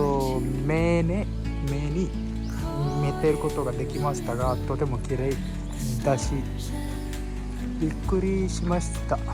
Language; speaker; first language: Japanese; non-native, learner; Sinhala